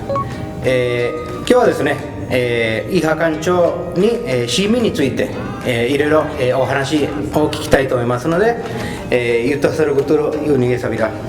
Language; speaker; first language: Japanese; early bilingual, heritage; Spanish